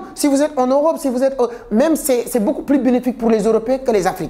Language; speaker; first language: French; non-native, local second language; Wolof